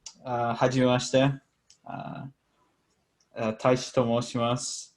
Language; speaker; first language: Japanese; non-native, learner; English